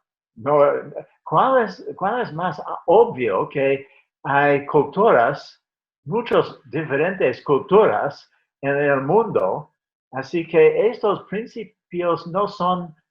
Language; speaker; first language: Spanish; non-native, fluent; English